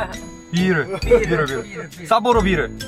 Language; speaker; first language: Japanese; non-native, learner; Korean